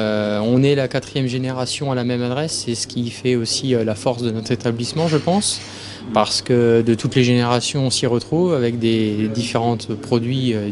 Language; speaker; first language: French; native; French